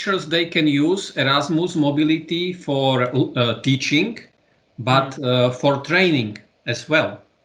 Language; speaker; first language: English; non-native, fluent; Slovak